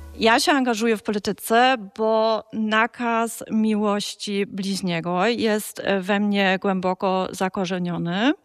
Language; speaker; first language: Polish; early bilingual, heritage; Polish